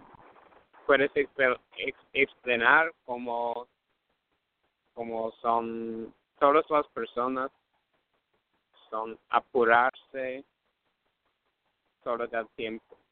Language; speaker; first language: Spanish; non-native, learner; English